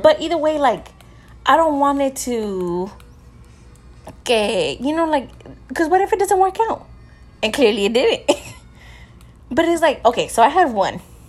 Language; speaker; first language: English; early bilingual, other home language; Spanish